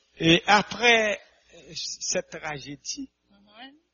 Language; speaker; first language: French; non-native, local second language; Haitian Creole